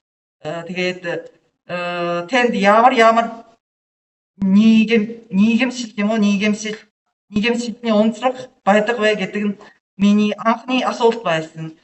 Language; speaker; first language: Mongolian; non-native, learner; Japanese